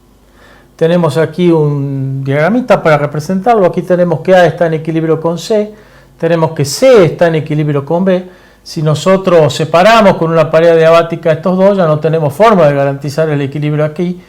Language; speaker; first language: Spanish; native; Spanish